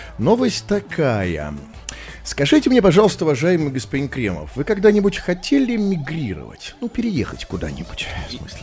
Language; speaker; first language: Russian; native; Russian